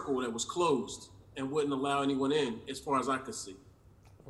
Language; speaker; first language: English; native; English